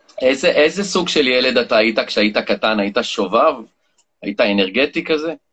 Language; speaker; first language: Hebrew; native; Hebrew